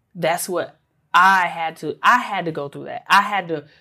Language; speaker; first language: English; native; English